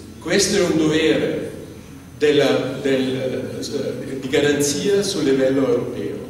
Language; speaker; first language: Italian; non-native, fluent; German